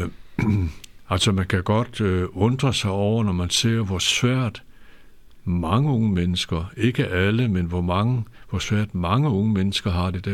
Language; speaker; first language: Danish; native; Danish